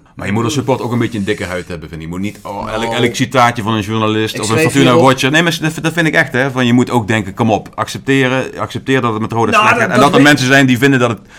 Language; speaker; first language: Dutch; native; Dutch